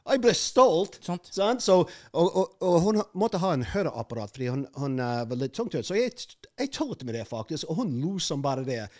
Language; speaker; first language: Norwegian; non-native, fluent; English